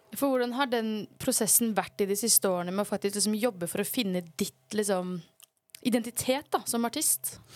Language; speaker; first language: Norwegian; native; Norwegian